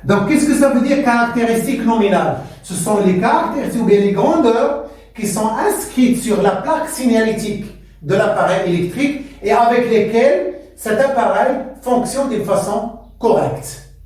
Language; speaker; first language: French; non-native, local second language; Arabic